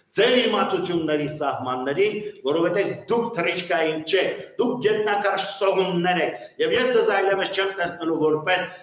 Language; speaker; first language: Armenian; native; Armenian